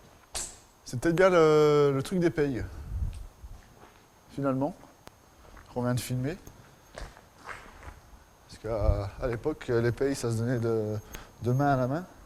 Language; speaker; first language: French; native; French